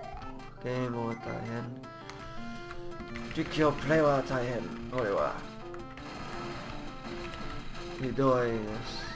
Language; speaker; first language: Japanese; non-native, learner; English